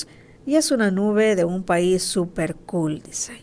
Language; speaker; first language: Spanish; native; Spanish